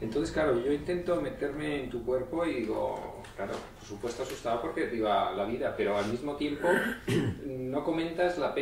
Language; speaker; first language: Spanish; native; Spanish